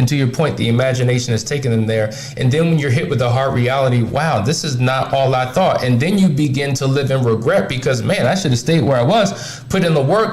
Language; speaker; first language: English; native; English